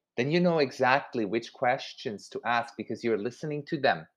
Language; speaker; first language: English; non-native, fluent; Swiss German